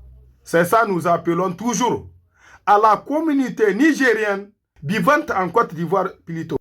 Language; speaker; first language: French; non-native, local second language; Hausa